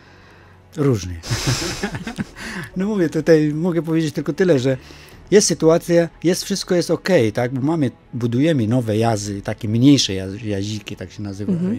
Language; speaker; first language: Polish; non-native, fluent; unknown